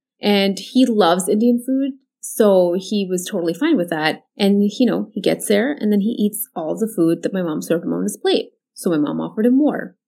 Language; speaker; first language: English; early bilingual, other home language; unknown